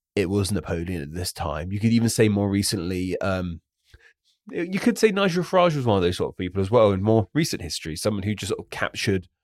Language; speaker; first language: English; native; English